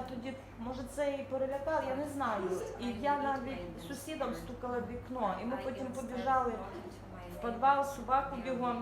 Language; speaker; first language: Ukrainian; native; Ukrainian